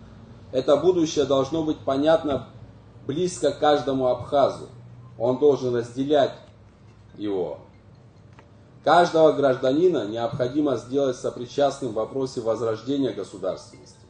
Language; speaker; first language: Russian; native; Russian